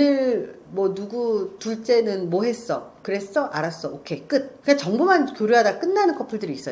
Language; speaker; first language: Korean; native; Korean